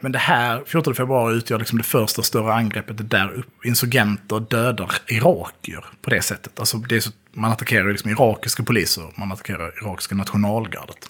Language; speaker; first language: Swedish; native; Swedish